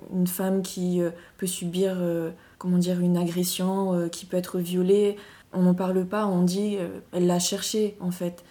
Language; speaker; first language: French; non-native, local second language; Malagasy